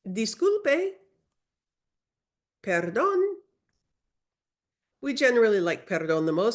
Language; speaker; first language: Spanish; non-native, learner; English